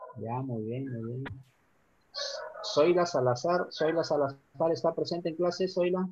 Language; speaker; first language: Spanish; native; Spanish